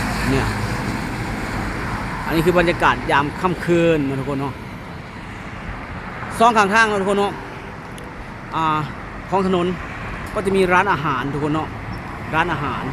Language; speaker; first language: Thai; non-native, local second language; Northeastern Thai